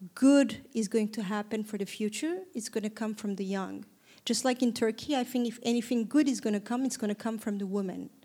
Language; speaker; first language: English; non-native, fluent; Turkish